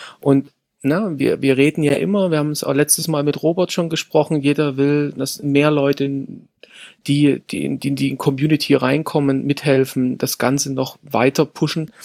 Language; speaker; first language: German; non-native, fluent; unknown